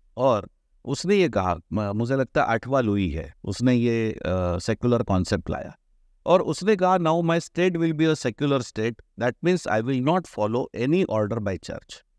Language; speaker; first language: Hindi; non-native, local second language; Marathi